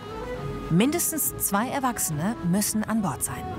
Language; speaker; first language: German; native; German